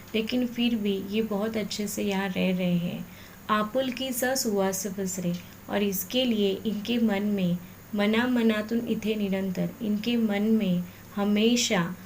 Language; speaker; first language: Hindi; non-native, local second language; Marathi